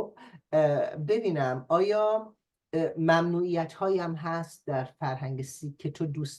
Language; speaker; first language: Persian; native; Persian